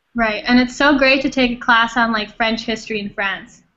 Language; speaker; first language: English; non-native, fluent; Thai